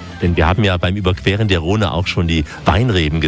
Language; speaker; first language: German; native; German